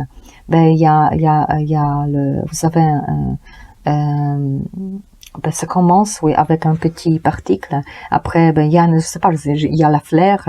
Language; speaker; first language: French; non-native, learner; Polish